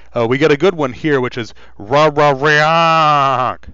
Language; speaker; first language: English; native; English